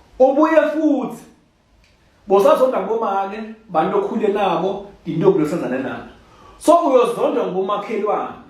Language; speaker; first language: Zulu; non-native, local second language; Swati